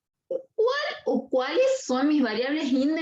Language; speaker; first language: Spanish; native; Spanish